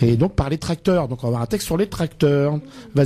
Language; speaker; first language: French; native; French